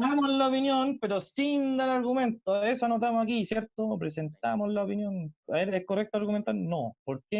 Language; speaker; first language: Spanish; native; Spanish